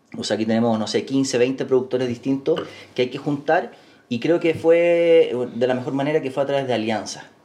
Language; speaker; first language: Spanish; native; Spanish